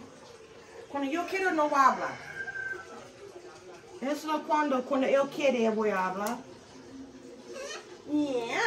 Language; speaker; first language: Spanish; non-native, learner; English